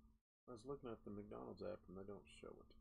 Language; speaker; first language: English; native; English